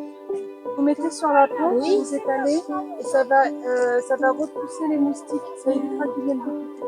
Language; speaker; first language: French; native; French